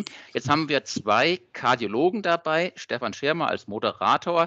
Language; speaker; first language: German; native; German